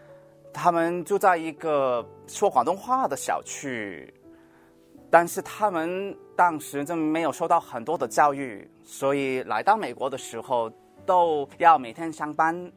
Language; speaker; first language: Chinese; early bilingual, heritage; Cantonese